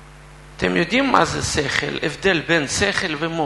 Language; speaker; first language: Hebrew; non-native, fluent; Russian